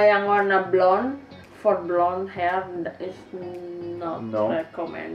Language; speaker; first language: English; non-native, learner; Indonesian